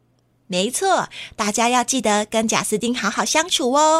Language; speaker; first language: Chinese; native; Chinese